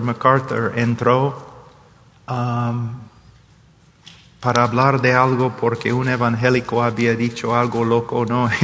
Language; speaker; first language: Spanish; non-native, fluent; English